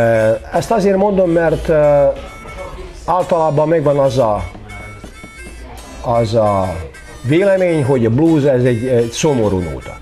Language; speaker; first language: Hungarian; non-native, local second language; Serbian